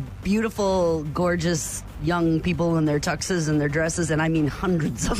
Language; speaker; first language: English; native; English